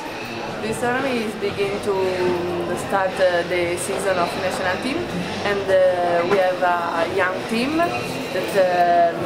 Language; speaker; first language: English; non-native, learner; Italian